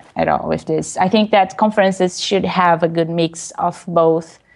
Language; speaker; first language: English; non-native, fluent; Portuguese